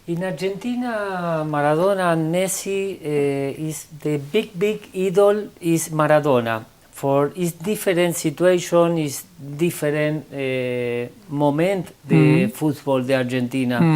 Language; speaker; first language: English; non-native, learner; Spanish